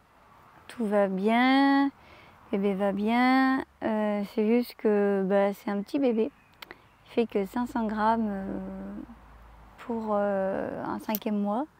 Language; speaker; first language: French; native; French